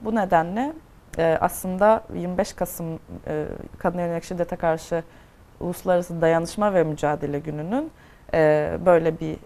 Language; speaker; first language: Turkish; native; Turkish